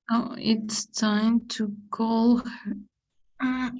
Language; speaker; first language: English; non-native, learner; Spanish